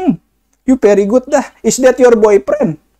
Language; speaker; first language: English; non-native, learner; Indonesian